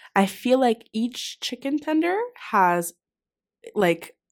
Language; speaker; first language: English; non-native, fluent; Greek